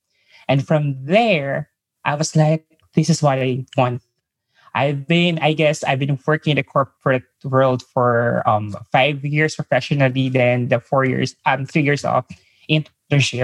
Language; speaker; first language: English; non-native, local second language; Filipino